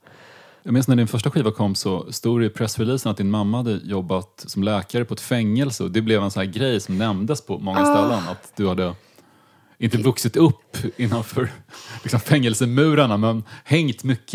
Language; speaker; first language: Swedish; native; Swedish